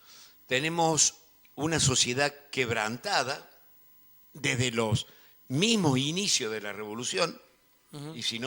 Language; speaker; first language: Spanish; native; Spanish